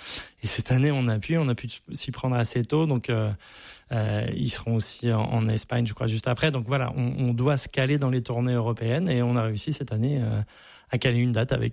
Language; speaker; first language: French; native; French